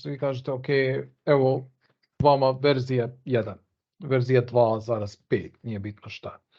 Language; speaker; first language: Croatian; early bilingual, heritage; Bosnian